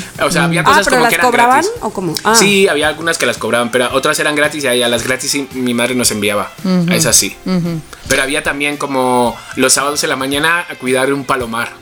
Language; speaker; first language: Spanish; native; Spanish